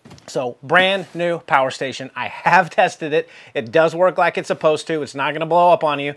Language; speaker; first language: English; native; English